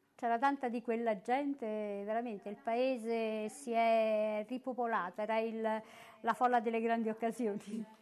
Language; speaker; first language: Italian; native; Italian